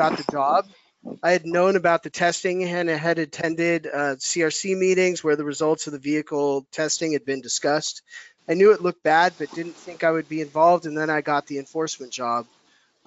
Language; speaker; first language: English; native; English